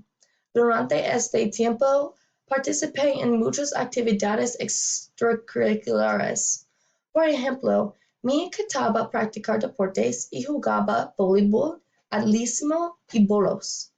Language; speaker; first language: Spanish; non-native, learner; English